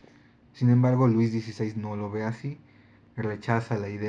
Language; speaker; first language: Spanish; native; Spanish